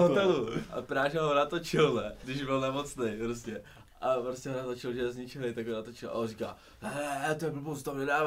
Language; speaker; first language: Czech; native; Czech